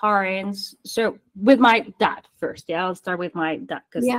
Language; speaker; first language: English; non-native, fluent; Spanish